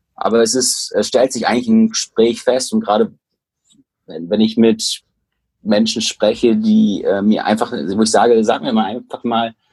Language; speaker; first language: German; native; German